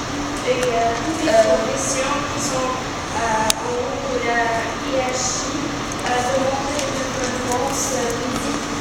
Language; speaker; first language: French; non-native, learner; Arabic